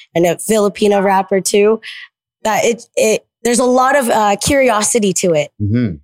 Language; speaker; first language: English; early bilingual, other home language; Filipino